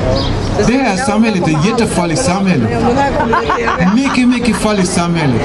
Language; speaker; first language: Swedish; non-native, fluent; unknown